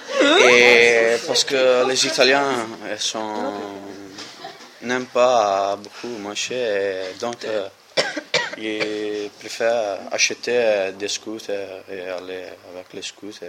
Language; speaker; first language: French; non-native, learner; Italian